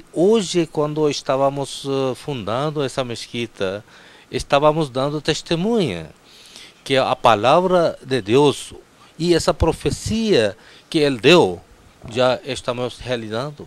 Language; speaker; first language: Portuguese; non-native, fluent; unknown